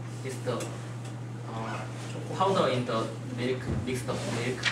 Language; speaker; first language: English; non-native, learner; Korean